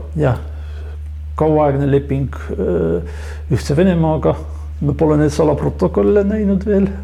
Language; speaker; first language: Estonian; non-native, local second language; Russian